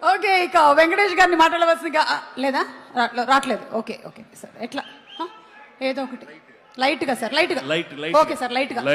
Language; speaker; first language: Telugu; native; Telugu